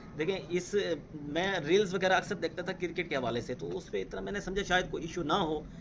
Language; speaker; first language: Urdu; non-native, local second language; Saraiki